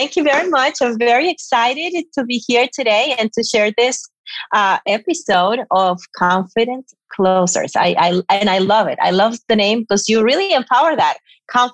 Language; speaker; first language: English; non-native, fluent; Spanish